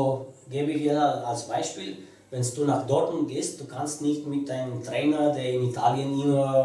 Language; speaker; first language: German; non-native, fluent; Romanian